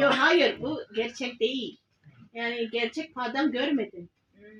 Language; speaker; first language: Turkish; non-native, learner; Indonesian